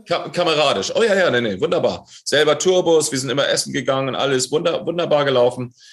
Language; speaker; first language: German; native; German